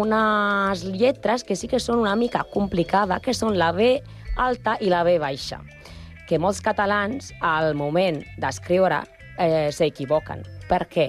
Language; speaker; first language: Catalan; non-native, learner; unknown